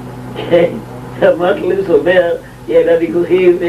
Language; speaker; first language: Hebrew; non-native, local second language; Yiddish